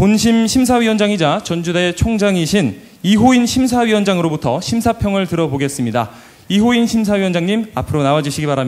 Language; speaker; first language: Korean; native; Korean